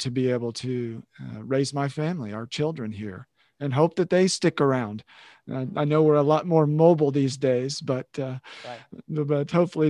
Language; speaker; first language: English; native; English